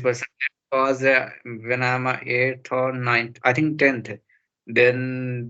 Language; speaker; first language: English; non-native, learner; Hindi